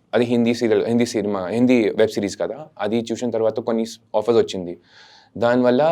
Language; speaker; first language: Telugu; non-native, local second language; Hindi